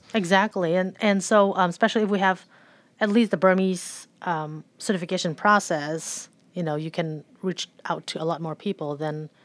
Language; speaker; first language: English; early bilingual, other home language; Burmese